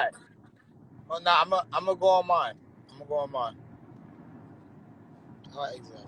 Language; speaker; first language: English; native; English